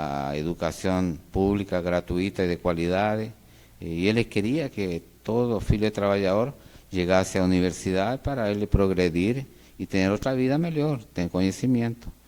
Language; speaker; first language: Portuguese; non-native, fluent; Spanish